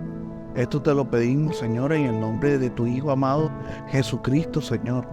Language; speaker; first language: Spanish; native; Spanish